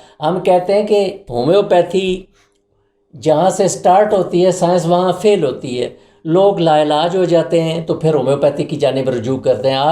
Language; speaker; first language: Urdu; non-native, local second language; Punjabi